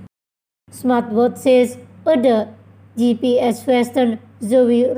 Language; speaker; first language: German; non-native, fluent; Indonesian